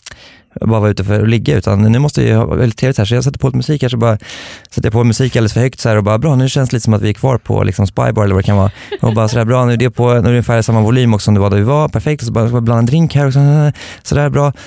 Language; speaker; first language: Swedish; native; Swedish